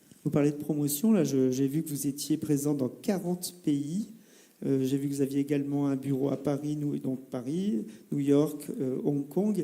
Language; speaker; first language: French; native; French